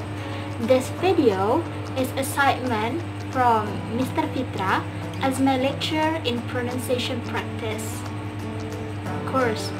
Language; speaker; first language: English; non-native, learner; Indonesian